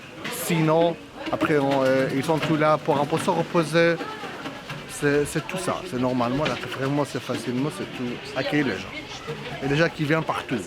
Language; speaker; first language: French; non-native, fluent; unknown